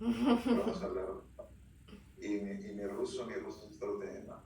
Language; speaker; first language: Spanish; early bilingual, heritage; Spanish